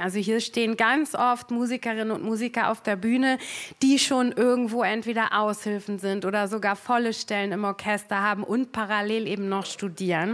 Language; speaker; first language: German; native; German